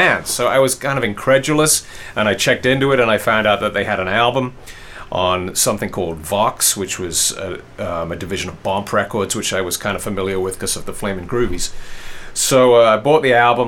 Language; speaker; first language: English; native; English